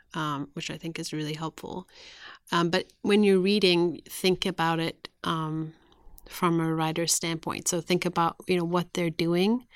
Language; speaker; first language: English; native; English